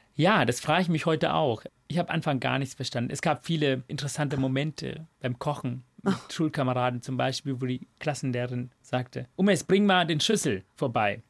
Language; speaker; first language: German; non-native, fluent; Tamil